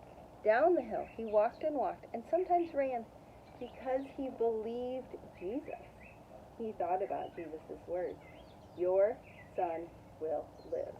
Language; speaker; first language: English; native; English